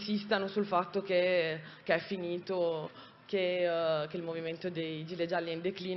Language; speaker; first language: Italian; native; Italian